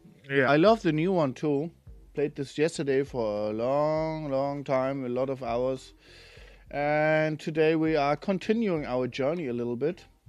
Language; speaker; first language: English; non-native, fluent; German